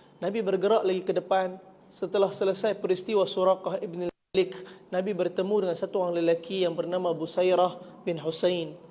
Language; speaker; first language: Malay; native; Malay